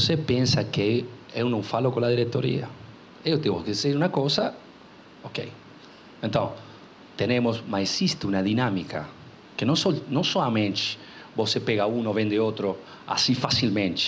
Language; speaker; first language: Portuguese; non-native, local second language; Spanish